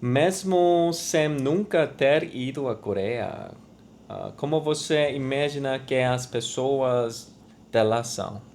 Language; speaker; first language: Portuguese; non-native, learner; Korean